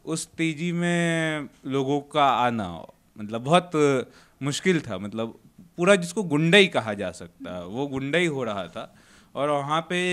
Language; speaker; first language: Hindi; native; Hindi